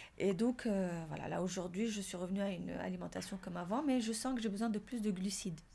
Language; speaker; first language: French; non-native, local second language; Arabic